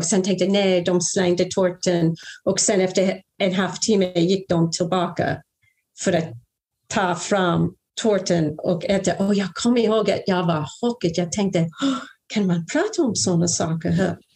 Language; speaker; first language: Swedish; non-native, fluent; English